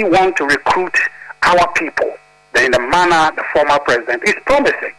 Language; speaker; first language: English; non-native, local second language; Ewe